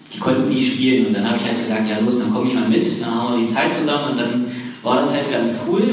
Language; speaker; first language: German; native; German